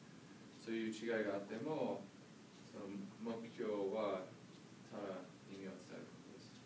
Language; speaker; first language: Japanese; non-native, learner; English